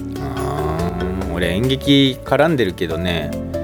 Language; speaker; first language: Japanese; native; Japanese